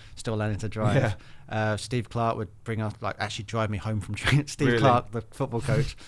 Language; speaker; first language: English; native; English